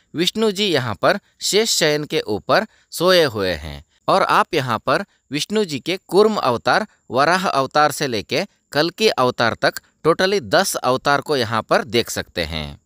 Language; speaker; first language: Hindi; non-native, local second language; Kannada